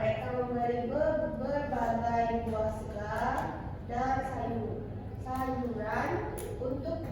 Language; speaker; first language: Indonesian; non-native, learner; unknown